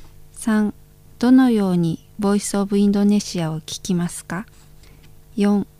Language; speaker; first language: Japanese; non-native, learner; Indonesian